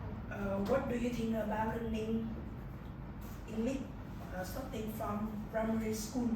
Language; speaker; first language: English; non-native, learner; Vietnamese